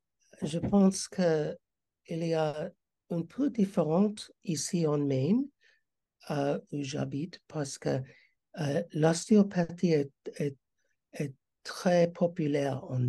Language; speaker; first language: French; non-native, learner; English